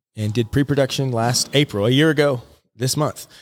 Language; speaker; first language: English; native; English